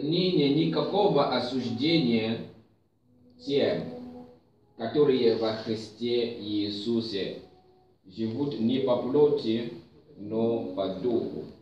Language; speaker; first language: Russian; non-native, fluent; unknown